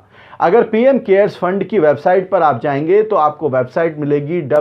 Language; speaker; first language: Hindi; native; Hindi